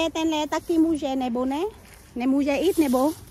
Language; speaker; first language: Czech; non-native, learner; Vietnamese